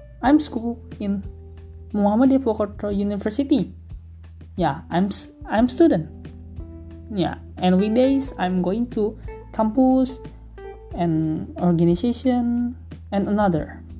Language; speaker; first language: English; non-native, learner; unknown